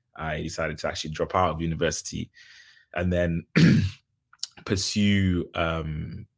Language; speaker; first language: English; early bilingual, other home language; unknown